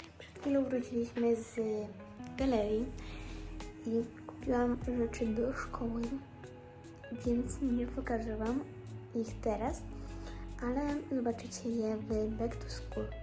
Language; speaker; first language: Polish; early bilingual, other home language; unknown